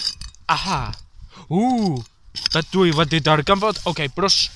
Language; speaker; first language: Welsh; non-native, learner; English